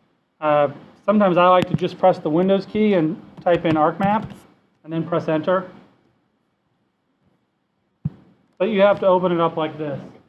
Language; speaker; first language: English; native; English